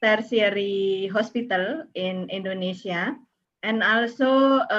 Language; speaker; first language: English; non-native, learner; Indonesian